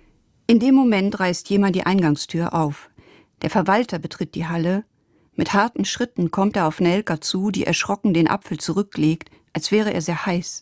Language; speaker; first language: German; native; German